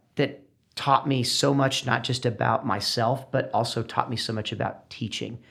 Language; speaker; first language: English; native; English